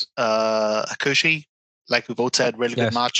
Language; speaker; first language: English; native; English